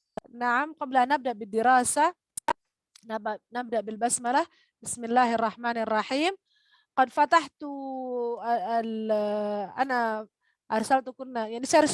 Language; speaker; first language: Arabic; non-native, fluent; Indonesian